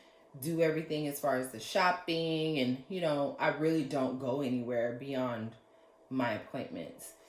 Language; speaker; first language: English; native; English